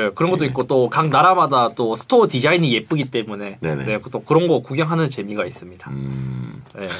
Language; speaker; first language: Korean; native; Korean